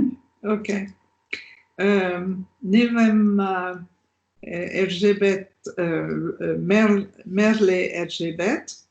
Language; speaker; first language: Hungarian; non-native, learner; French